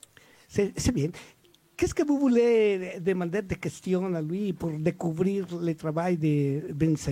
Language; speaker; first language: French; non-native, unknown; Spanish